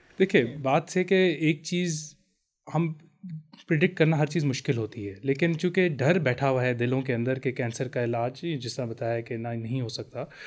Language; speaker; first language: Urdu; native; Urdu